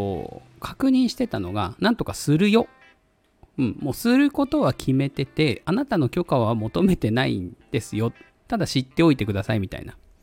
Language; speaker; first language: Japanese; native; Japanese